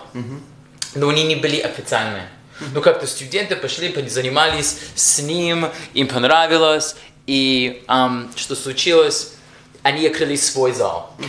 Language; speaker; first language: Russian; non-native, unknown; English